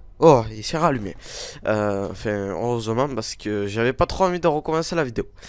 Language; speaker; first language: French; native; French